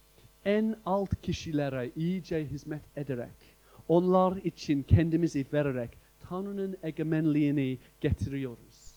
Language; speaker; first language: Turkish; non-native, fluent; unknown